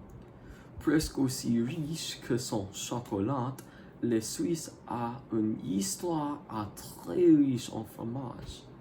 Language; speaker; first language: French; non-native, learner; English